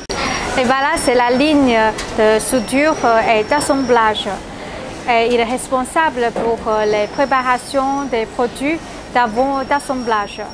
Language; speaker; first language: French; non-native, learner; Chinese